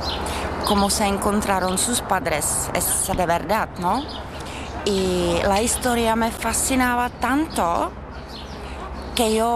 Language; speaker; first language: Spanish; non-native, fluent; Czech